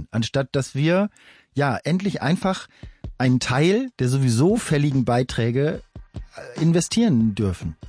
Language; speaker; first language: German; native; German